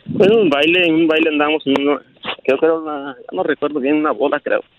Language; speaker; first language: Spanish; non-native, local second language; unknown